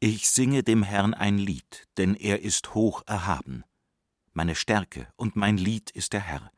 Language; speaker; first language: German; native; German